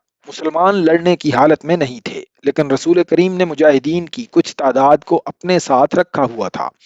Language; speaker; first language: Urdu; native; Urdu